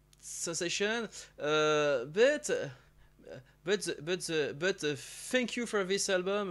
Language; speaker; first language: English; non-native, learner; French